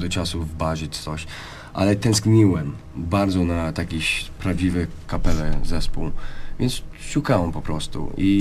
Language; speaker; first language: Polish; non-native, learner; English